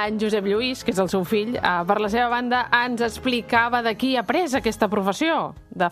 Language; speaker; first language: Catalan; native; Catalan